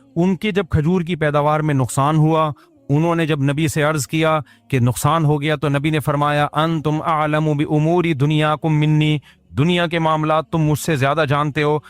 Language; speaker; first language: Urdu; native; Urdu